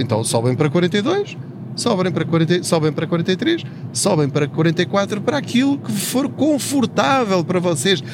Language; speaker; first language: Portuguese; native; Portuguese